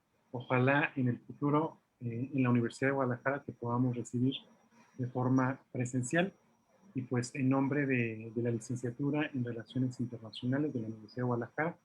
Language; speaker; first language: Spanish; native; Spanish